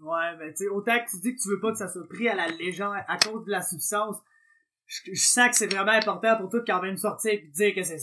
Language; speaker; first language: French; native; French